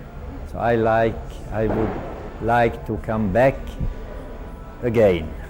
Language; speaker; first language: English; non-native, fluent; Swedish